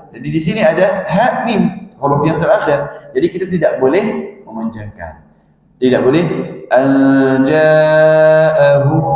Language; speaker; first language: Malay; non-native, fluent; Arabic